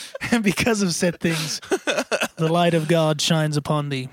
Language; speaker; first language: English; native; English